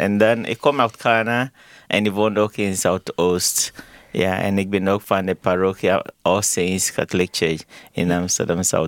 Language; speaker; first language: Dutch; non-native, learner; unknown